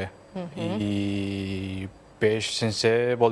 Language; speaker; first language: Catalan; non-native, fluent; Chinese